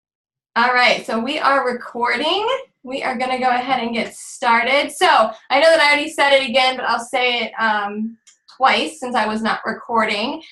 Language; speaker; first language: English; native; English